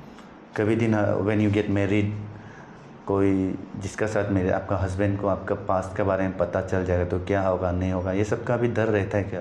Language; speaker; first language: Hindi; non-native, local second language; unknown